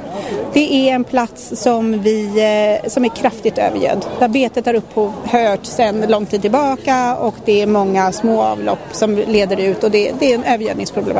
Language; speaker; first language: Swedish; native; Swedish